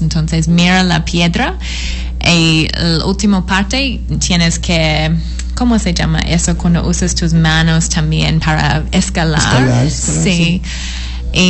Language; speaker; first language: Spanish; non-native, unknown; English